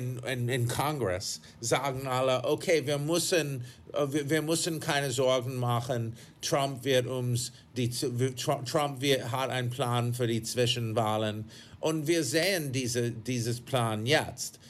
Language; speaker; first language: German; non-native, fluent; English